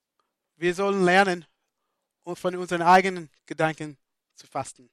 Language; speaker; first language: German; non-native, fluent; English